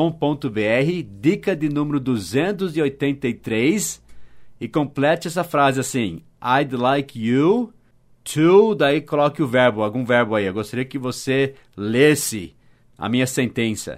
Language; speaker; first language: Portuguese; non-native, fluent; English